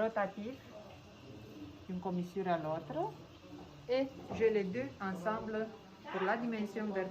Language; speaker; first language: French; non-native, fluent; Romanian